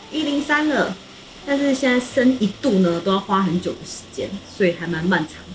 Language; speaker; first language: Chinese; native; Chinese